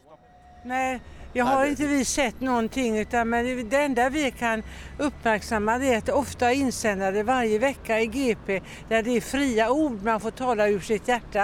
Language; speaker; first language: Swedish; native; Swedish